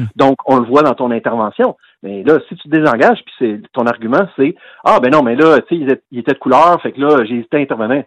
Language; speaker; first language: French; native; French